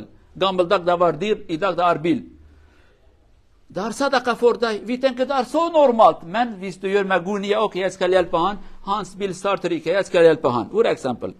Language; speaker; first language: Swedish; non-native, learner; Kurdish